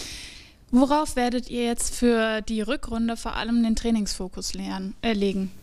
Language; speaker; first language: German; native; German